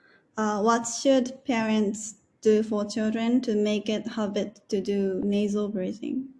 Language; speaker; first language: English; non-native, learner; Japanese